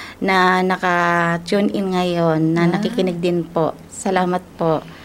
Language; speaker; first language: Filipino; non-native, local second language; Hiligaynon